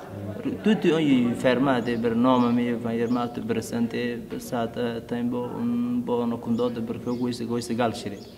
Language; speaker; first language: Italian; non-native, learner; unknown